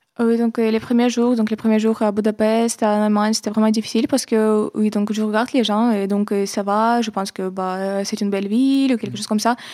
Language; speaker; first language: French; non-native, fluent; Ukrainian